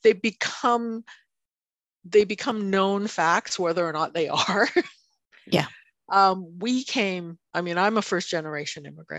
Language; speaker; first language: English; non-native, fluent; Chinese